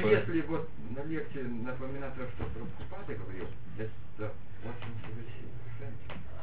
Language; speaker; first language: Russian; non-native, fluent; Lithuanian